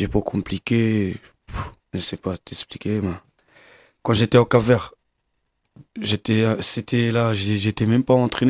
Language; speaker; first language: French; non-native, learner; Kabuverdianu